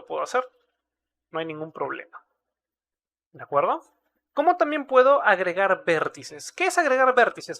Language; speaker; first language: Spanish; native; Spanish